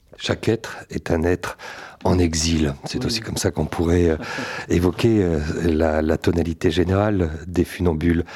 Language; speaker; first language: French; native; French